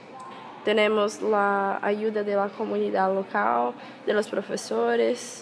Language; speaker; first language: Spanish; non-native, fluent; Portuguese